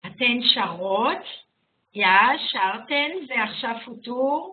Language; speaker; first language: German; non-native, fluent; Hebrew